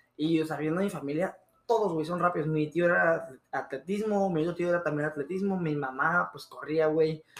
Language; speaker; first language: Spanish; native; Spanish